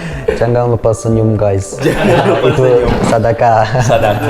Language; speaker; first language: Indonesian; non-native, learner; Turkish